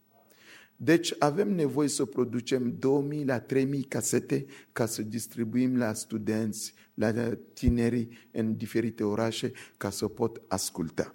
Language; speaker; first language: Romanian; non-native, fluent; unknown